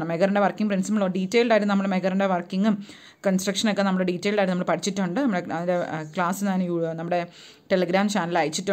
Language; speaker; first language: English; non-native, local second language; Malayalam